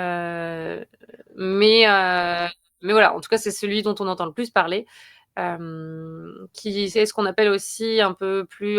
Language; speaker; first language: French; native; French